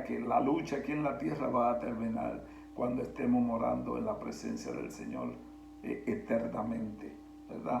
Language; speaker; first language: Spanish; native; Spanish